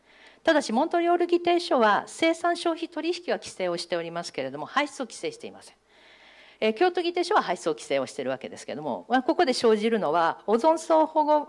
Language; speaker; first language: Japanese; native; Japanese